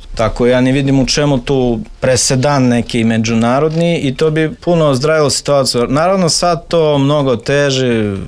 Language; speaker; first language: Serbian; non-native, fluent; Russian